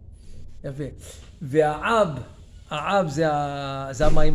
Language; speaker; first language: Hebrew; non-native, fluent; French